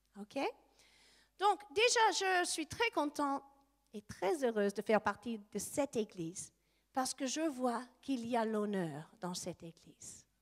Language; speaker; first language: French; non-native, fluent; English